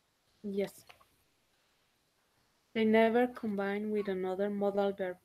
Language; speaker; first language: English; non-native, learner; Spanish